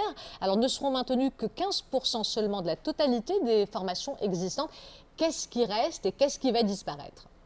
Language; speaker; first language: French; non-native, local second language; Arabic